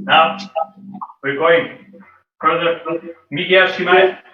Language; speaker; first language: English; non-native, fluent; Serbian